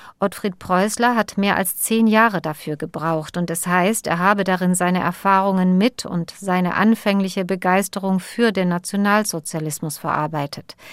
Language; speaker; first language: German; native; German